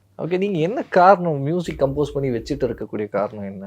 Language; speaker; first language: Tamil; native; Tamil